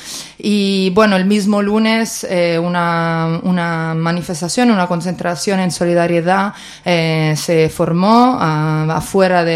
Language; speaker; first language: Spanish; native; Spanish